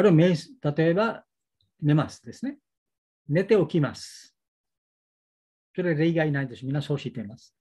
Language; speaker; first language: Japanese; non-native, learner; Bangla